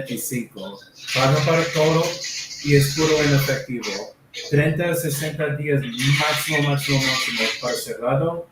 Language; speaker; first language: Spanish; non-native, learner; English